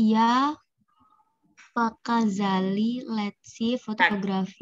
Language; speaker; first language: Russian; non-native, learner; Indonesian